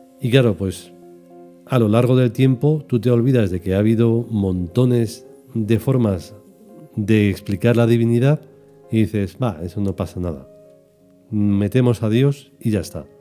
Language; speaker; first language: Spanish; native; Spanish